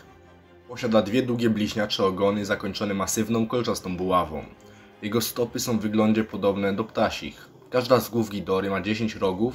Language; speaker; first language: Polish; native; Polish